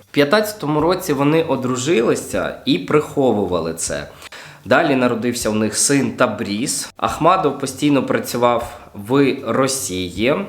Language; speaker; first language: Ukrainian; non-native, local second language; Russian